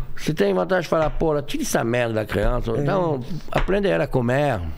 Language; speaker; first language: Portuguese; non-native, fluent; French